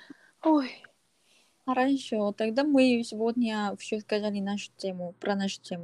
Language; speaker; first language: Russian; non-native, learner; Korean